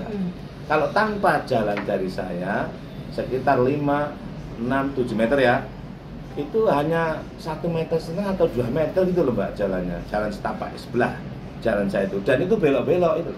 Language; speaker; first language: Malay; non-native, local second language; Javanese